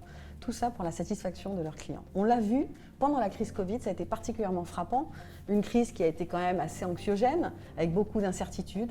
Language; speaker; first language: French; native; French